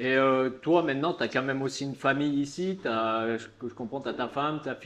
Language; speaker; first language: French; native; French